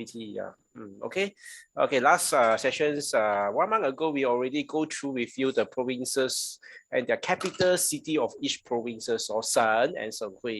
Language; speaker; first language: English; non-native, local second language; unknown